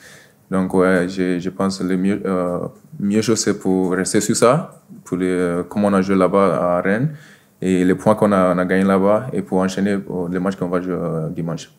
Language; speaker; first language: French; non-native, fluent; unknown